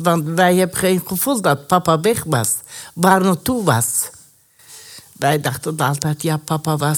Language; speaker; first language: Dutch; non-native, learner; Persian